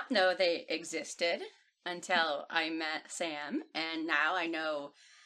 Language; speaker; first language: English; native; English